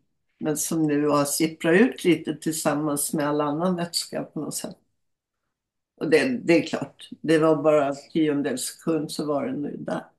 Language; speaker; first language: Swedish; native; Swedish